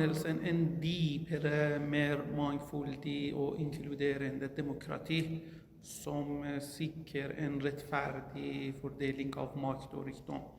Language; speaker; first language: Norwegian; non-native, learner; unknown